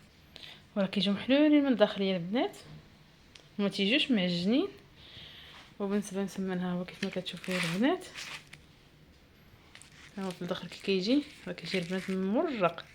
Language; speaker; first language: Arabic; native; Arabic